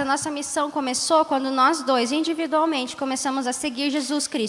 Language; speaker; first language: Portuguese; native; Portuguese